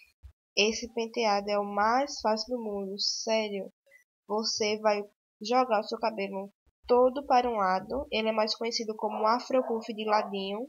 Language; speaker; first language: Portuguese; native; Portuguese